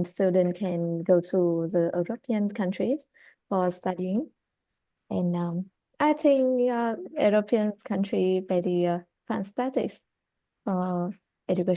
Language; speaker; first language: English; non-native, learner; Vietnamese